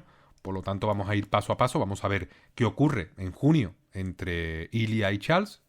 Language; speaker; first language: Spanish; native; Spanish